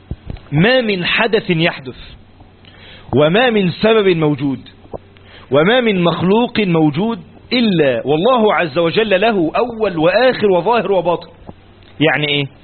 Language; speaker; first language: Arabic; native; Arabic